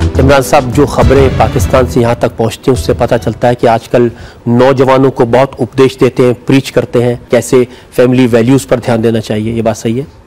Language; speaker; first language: Hindi; native; Hindi